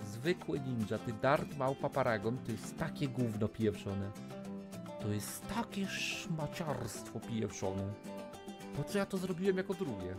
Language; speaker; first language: Polish; native; Polish